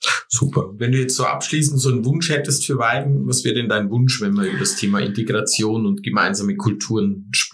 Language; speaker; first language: German; native; German